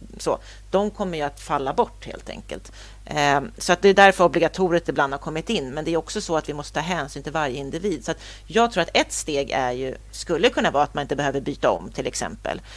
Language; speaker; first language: Swedish; native; Swedish